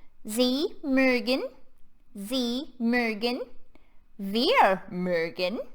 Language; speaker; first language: German; non-native, fluent; English